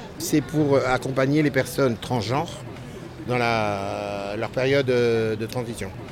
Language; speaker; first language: French; native; French